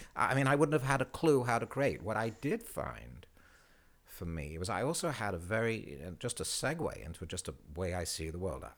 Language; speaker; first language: English; native; English